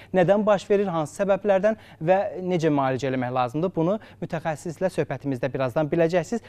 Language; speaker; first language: Azerbaijani; native; Azerbaijani